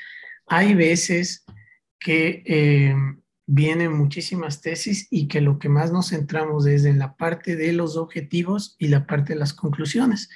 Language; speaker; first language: Spanish; native; Spanish